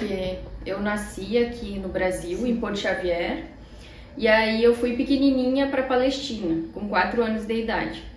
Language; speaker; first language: Portuguese; early bilingual, heritage; Portuguese